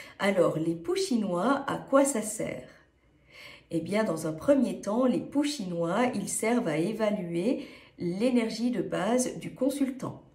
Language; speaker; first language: French; native; French